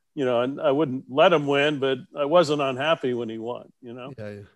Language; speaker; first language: English; native; English